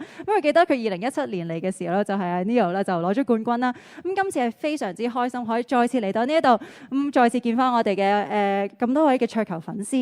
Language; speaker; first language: Cantonese; native; Cantonese